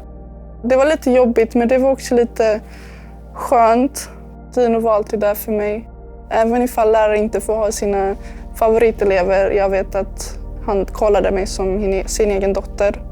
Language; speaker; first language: Swedish; early bilingual, other home language; Serbian